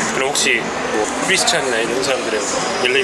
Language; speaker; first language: Korean; native; Korean